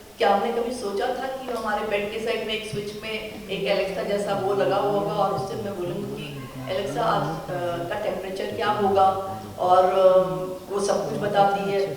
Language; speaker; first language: Hindi; native; Hindi